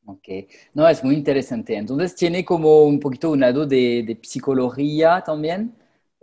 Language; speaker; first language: Spanish; non-native, fluent; French